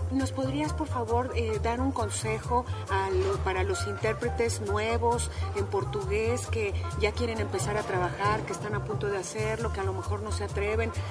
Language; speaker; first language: Spanish; native; Spanish